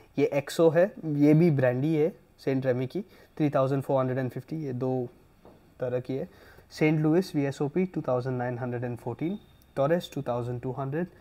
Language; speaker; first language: Hindi; non-native, local second language; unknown